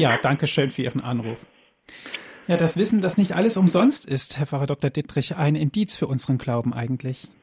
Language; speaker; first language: German; native; German